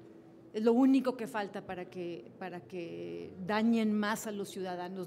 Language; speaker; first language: Spanish; native; Spanish